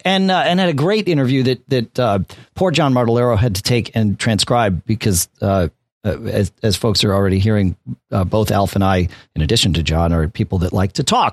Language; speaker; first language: English; native; English